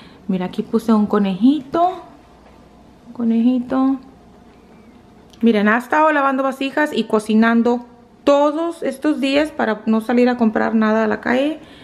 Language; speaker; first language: Spanish; early bilingual, heritage; Spanish